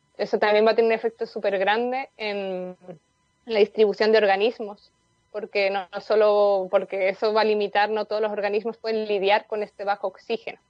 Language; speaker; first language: Spanish; native; Spanish